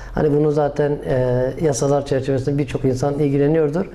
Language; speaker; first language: Turkish; native; Turkish